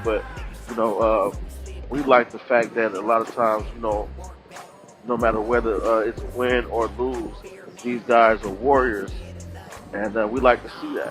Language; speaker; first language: English; native; English